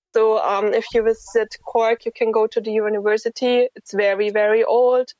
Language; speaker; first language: English; non-native, fluent; German